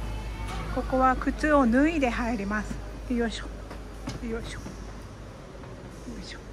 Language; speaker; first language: Japanese; native; Japanese